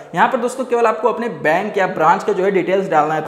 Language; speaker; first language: Hindi; native; Hindi